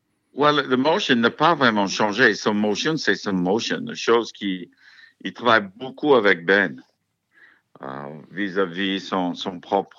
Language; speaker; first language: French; non-native, fluent; English